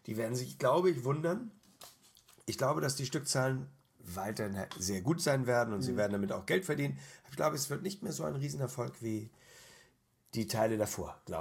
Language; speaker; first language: German; native; German